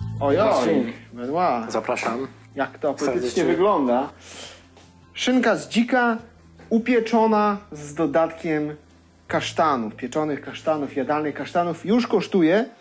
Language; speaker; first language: Polish; native; Polish